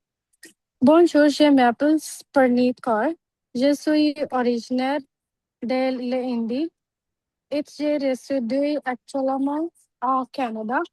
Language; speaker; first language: French; non-native, learner; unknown